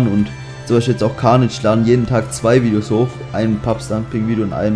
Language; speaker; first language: German; native; German